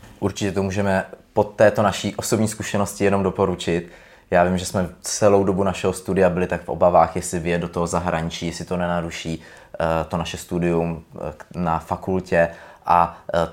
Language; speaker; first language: Czech; native; Czech